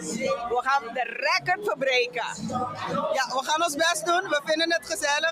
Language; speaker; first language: Dutch; non-native, local second language; Papiamento